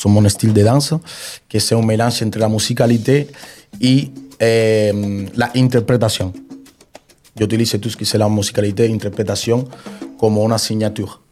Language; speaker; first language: French; non-native, fluent; Spanish